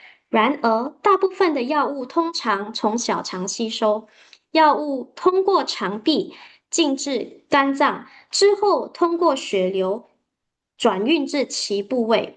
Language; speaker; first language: Chinese; native; Chinese